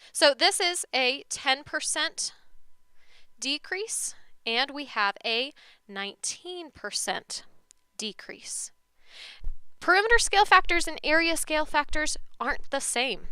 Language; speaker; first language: English; native; English